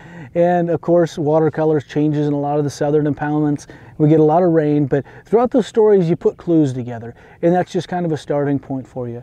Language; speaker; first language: English; native; English